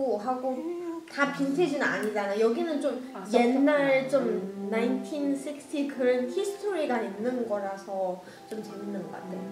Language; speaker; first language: Korean; non-native, learner; Chinese